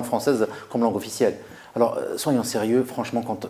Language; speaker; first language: French; non-native, local second language; Arabic